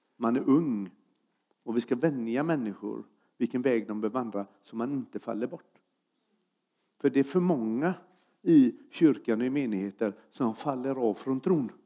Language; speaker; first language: Swedish; native; Swedish